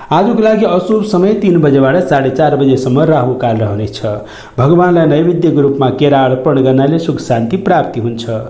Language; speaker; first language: Nepali; native; Nepali